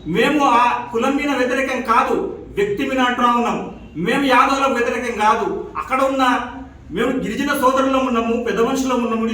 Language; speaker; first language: Telugu; non-native, local second language; Lambadi